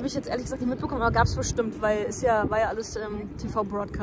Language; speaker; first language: German; native; German